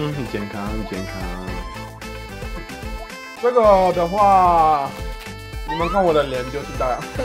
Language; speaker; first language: Chinese; non-native, fluent; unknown